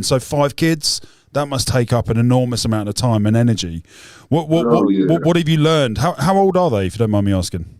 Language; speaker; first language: English; native; English